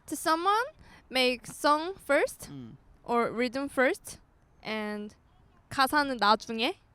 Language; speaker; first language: English; non-native, learner; Korean